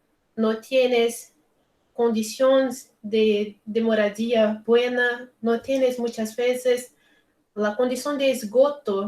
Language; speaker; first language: Spanish; non-native, learner; Portuguese